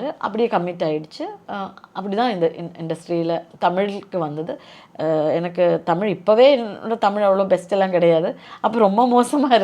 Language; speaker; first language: Tamil; non-native, local second language; Malayalam